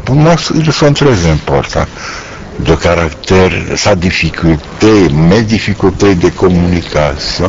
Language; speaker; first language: French; non-native, learner; Romanian